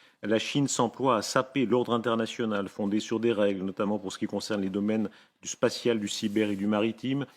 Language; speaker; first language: French; native; French